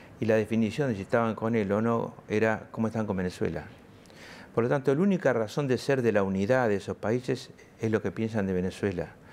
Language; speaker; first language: Spanish; native; Spanish